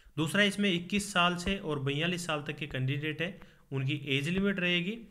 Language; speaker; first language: Hindi; native; Hindi